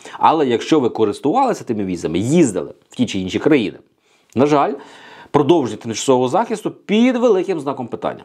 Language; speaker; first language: Ukrainian; native; Ukrainian